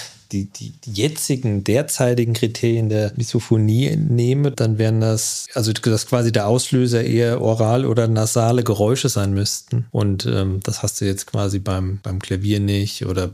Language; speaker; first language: German; native; German